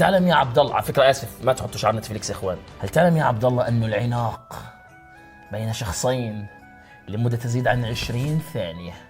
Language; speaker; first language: Arabic; native; Arabic